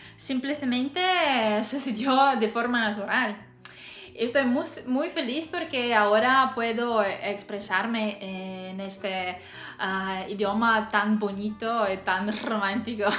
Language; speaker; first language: Spanish; non-native, fluent; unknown